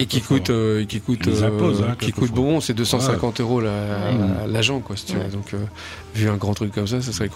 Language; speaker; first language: French; native; French